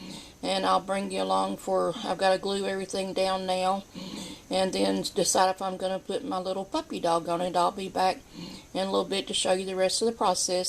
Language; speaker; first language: English; native; English